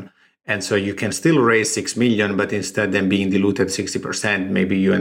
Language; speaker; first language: English; non-native, fluent; Italian